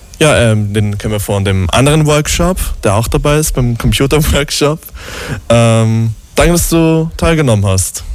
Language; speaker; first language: German; native; German